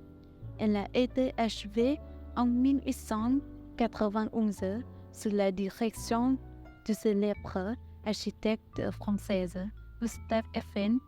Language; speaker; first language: French; non-native, fluent; Vietnamese